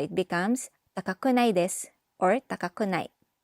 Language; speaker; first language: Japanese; non-native, fluent; English